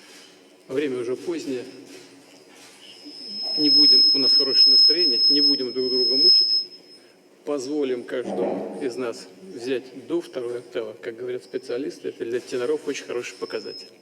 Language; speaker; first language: Russian; native; Russian